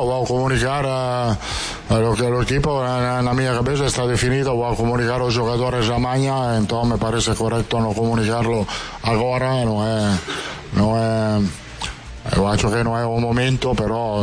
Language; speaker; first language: Portuguese; non-native, fluent; Italian